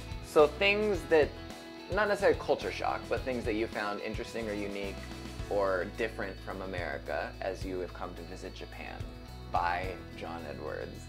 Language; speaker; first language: English; native; English